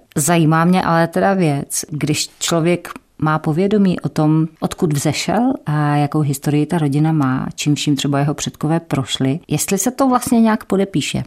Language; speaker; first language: Czech; native; Czech